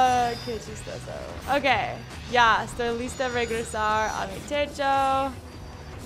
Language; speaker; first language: Spanish; non-native, learner; English